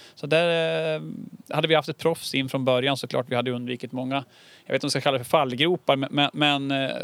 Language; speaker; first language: Swedish; native; Swedish